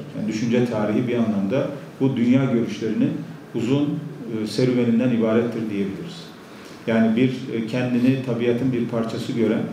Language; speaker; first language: Turkish; native; Turkish